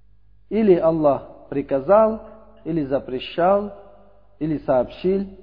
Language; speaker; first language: Russian; non-native, learner; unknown